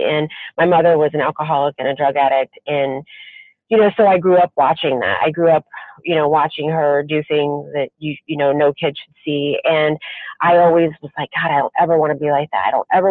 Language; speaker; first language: English; native; English